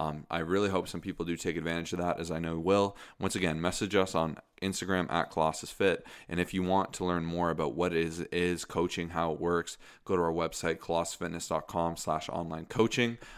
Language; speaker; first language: English; native; English